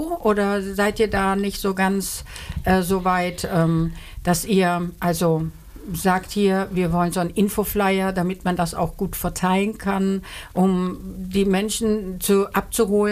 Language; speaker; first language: German; early bilingual, other home language; Turkish